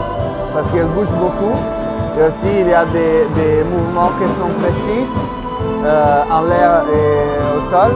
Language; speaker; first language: French; non-native, learner; Italian